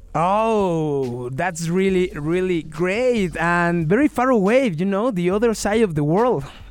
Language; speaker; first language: English; non-native, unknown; Spanish